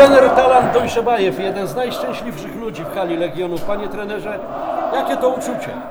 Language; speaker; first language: Polish; native; Polish